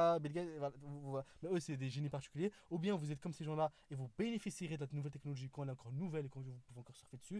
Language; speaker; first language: French; native; French